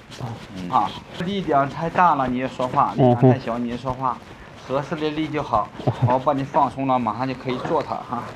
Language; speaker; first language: Chinese; native; Chinese